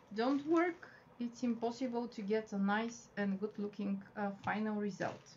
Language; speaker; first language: English; non-native, fluent; Bulgarian